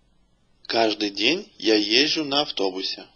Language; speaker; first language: Russian; native; Russian